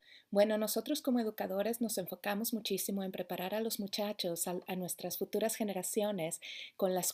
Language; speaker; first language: Spanish; native; Spanish